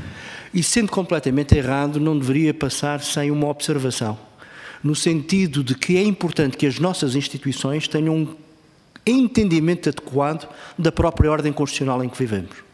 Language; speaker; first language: Portuguese; native; Portuguese